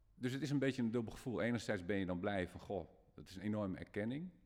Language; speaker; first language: Dutch; native; Dutch